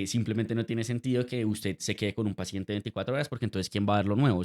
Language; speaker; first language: Spanish; native; Spanish